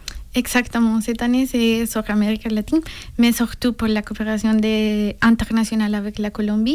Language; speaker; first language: French; non-native, learner; Spanish